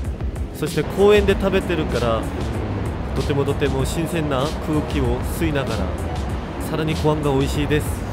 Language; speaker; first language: Japanese; non-native, fluent; Korean